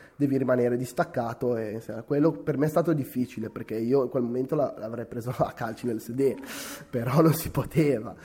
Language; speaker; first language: Italian; native; Italian